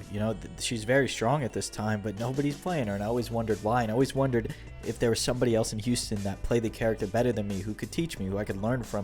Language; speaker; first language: English; native; English